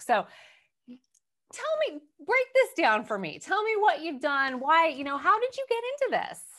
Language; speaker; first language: English; native; English